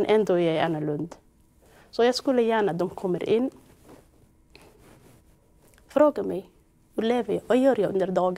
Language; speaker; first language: Swedish; non-native, fluent; Somali